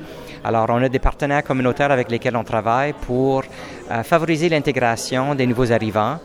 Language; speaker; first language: French; native; French